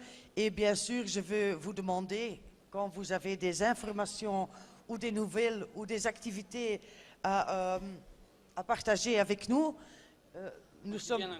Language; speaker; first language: French; non-native, fluent; Dutch